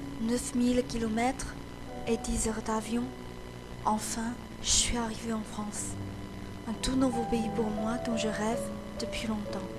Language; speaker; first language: French; non-native, fluent; Chinese